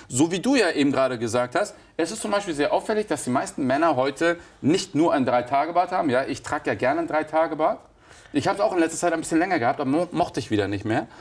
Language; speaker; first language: German; early bilingual, other home language; Turkish